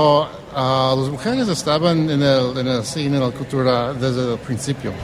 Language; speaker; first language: Spanish; early bilingual, heritage; English